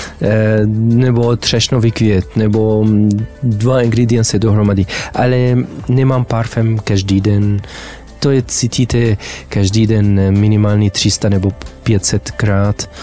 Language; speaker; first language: Czech; non-native, learner; Arabic